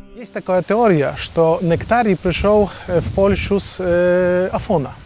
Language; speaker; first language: Russian; non-native, fluent; Polish